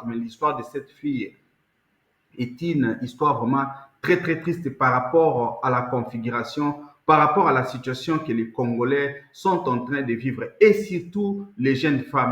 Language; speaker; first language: French; non-native, local second language; Lingala